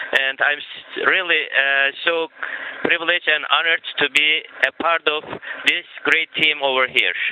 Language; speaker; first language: English; non-native, fluent; Turkish